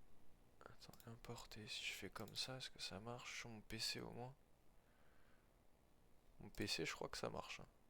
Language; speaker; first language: French; native; French